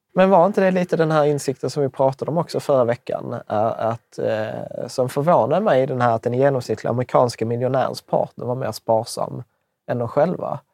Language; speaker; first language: Swedish; early bilingual, other home language; Czech